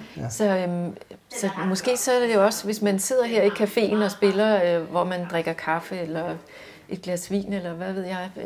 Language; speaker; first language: Danish; native; Danish